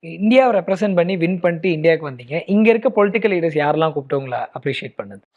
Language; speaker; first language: Tamil; native; Tamil